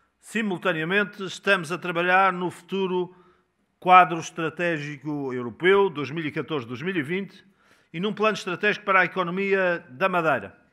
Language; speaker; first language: Portuguese; native; Portuguese